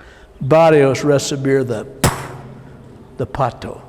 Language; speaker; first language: Spanish; non-native, learner; English